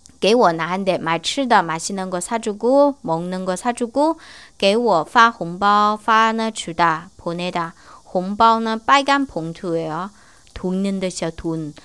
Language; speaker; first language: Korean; non-native, learner; Chinese